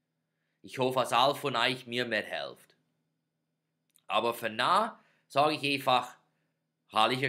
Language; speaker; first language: German; non-native, fluent; English